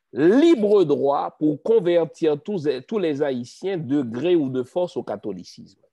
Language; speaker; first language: French; native; French